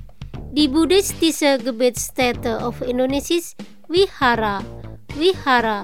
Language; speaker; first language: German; non-native, learner; Indonesian